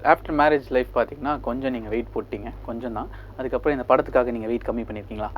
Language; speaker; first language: Tamil; native; Tamil